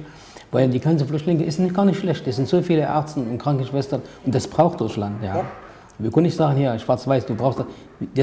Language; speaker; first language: German; non-native, learner; Arabic